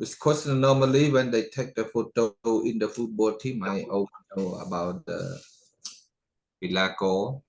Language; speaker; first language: English; non-native, learner; Khmer